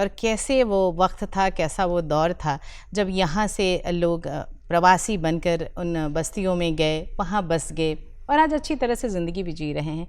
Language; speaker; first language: Hindi; native; Hindi